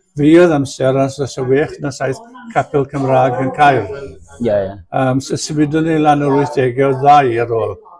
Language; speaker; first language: Welsh; native; Welsh